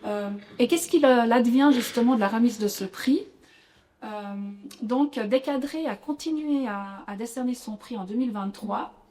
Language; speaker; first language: French; native; French